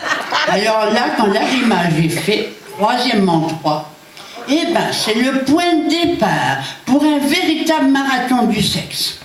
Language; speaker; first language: French; native; French